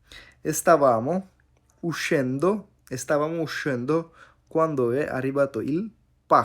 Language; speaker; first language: Italian; non-native, fluent; Bangla